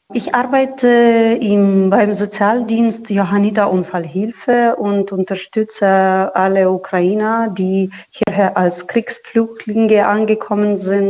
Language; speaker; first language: German; non-native, fluent; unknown